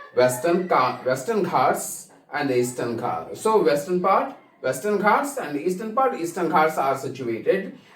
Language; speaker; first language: English; non-native, local second language; Kannada